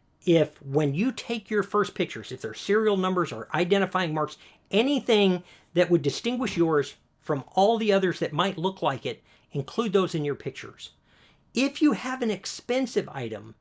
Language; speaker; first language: English; native; English